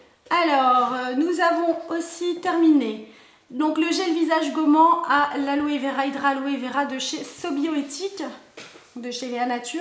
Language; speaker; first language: French; native; French